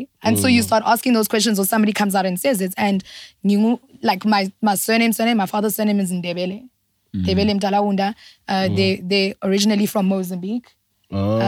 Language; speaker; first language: English; non-native, local second language; Zulu